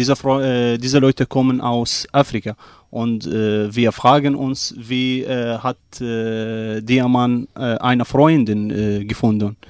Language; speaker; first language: German; non-native, learner; Arabic